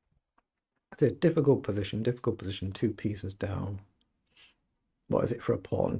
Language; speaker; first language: English; native; English